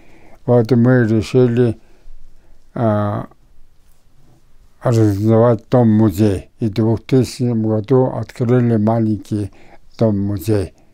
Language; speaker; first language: Russian; non-native, local second language; Buriat